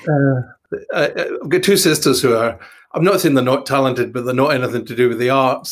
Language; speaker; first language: English; native; English